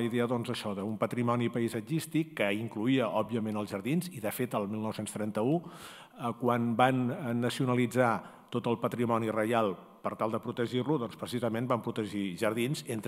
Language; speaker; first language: Catalan; native; Catalan